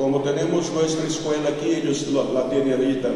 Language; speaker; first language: Spanish; native; Spanish